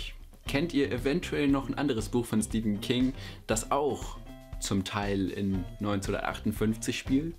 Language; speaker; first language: German; native; German